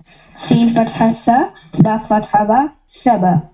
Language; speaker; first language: Arabic; non-native, learner; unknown